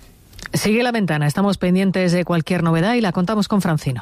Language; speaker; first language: Spanish; native; Spanish